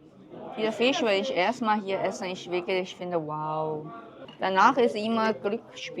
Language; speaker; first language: German; non-native, learner; Chinese